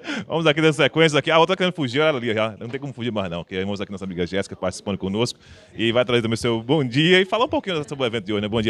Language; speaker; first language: Portuguese; native; Portuguese